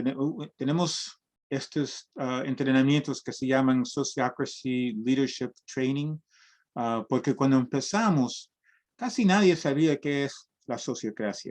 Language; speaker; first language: Spanish; early bilingual, heritage; Spanish